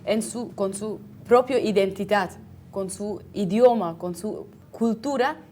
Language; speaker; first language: Spanish; non-native, fluent; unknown